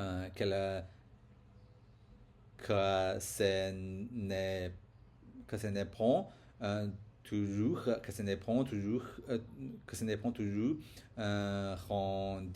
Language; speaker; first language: French; non-native, learner; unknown